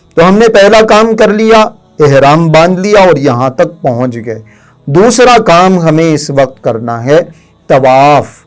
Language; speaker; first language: Urdu; native; Urdu